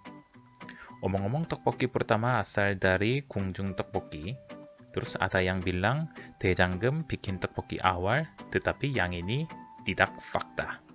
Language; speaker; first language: Indonesian; non-native, fluent; Korean